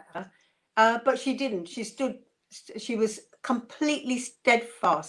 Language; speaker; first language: English; non-native, local second language; Punjabi